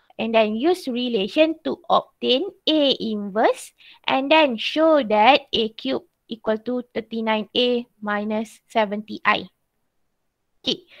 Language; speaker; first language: English; non-native, local second language; Malay